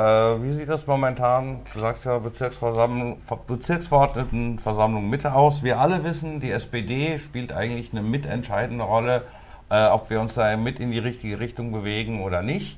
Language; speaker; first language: German; native; German